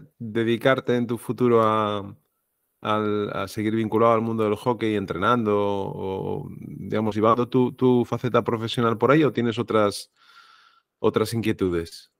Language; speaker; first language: Spanish; native; Spanish